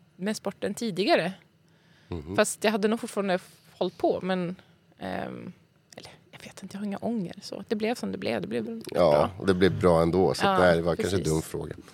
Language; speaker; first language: Swedish; native; Swedish